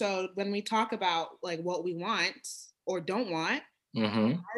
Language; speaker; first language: English; native; English